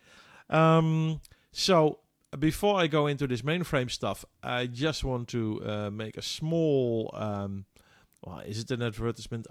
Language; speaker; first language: English; non-native, fluent; Dutch